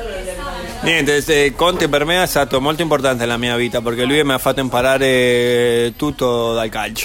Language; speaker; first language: Italian; non-native, fluent; Spanish